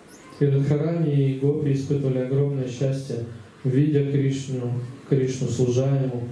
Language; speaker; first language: Russian; native; Russian